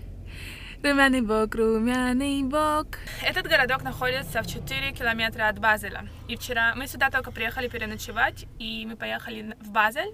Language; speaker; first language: Russian; early bilingual, heritage; Russian